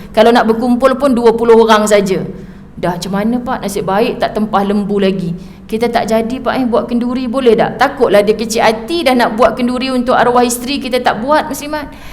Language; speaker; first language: Malay; native; Malay